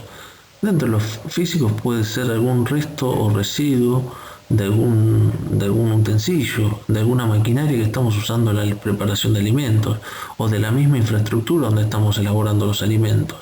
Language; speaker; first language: Spanish; native; Spanish